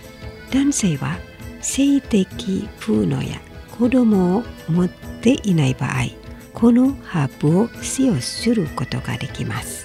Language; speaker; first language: Japanese; non-native, fluent; Indonesian